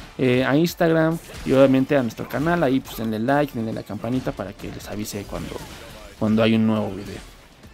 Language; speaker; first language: Spanish; native; Spanish